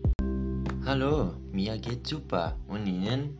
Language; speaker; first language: German; non-native, learner; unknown